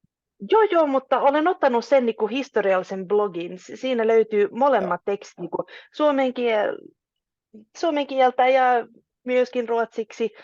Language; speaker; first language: Finnish; non-native, local second language; Swedish